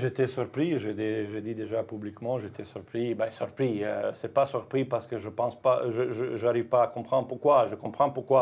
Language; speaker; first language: French; non-native, fluent; Croatian